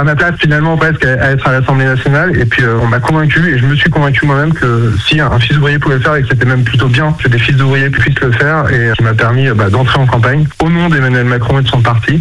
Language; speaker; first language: French; native; French